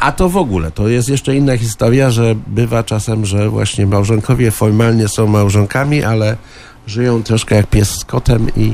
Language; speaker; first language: Polish; native; Polish